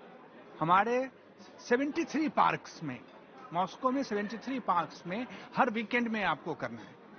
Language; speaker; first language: Hindi; native; Hindi